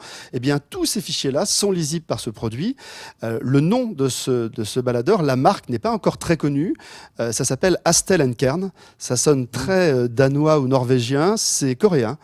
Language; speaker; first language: French; native; French